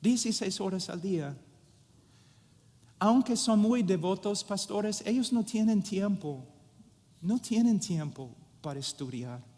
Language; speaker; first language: Spanish; non-native, fluent; English